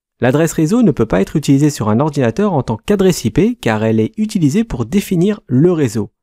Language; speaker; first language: French; native; French